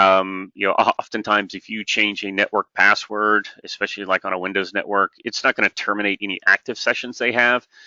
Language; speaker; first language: English; native; English